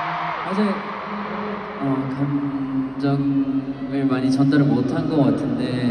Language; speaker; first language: Korean; native; Korean